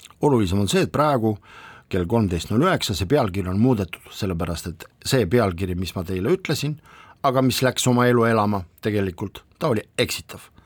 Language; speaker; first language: Estonian; non-native, local second language; Russian